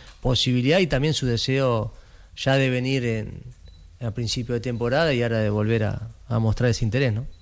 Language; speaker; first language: Spanish; native; Spanish